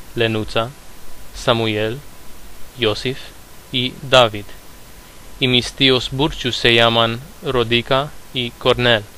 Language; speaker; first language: Spanish; non-native, fluent; Romanian